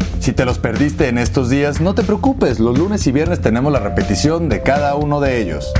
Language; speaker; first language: Spanish; native; Spanish